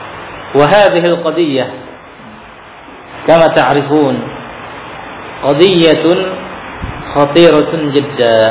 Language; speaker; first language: Arabic; non-native, fluent; Indonesian